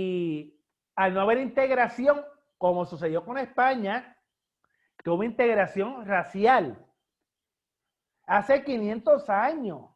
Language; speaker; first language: Spanish; native; Spanish